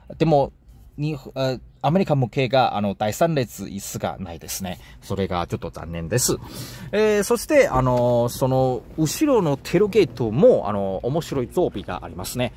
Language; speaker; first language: Japanese; non-native, learner; Chinese